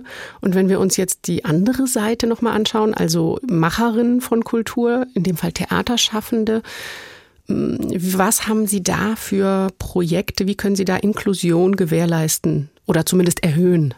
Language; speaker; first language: German; native; German